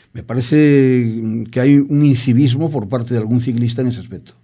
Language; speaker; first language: Spanish; non-native, local second language; Galician